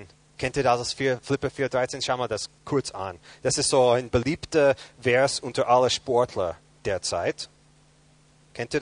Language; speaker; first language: German; non-native, fluent; English